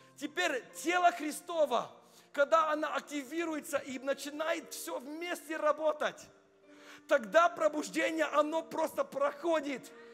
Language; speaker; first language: Russian; non-native, fluent; English